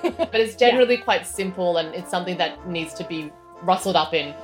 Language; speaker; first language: English; native; English